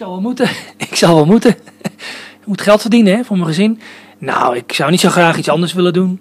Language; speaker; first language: Dutch; native; Dutch